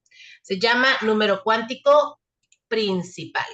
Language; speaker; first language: Spanish; native; Spanish